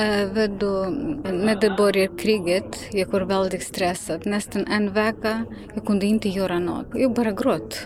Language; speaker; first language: Swedish; non-native, learner; Ukrainian